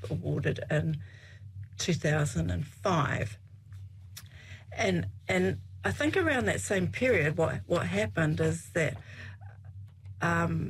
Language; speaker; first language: English; native; English